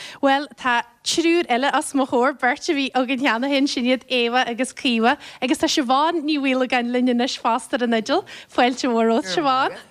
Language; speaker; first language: Irish; native; Irish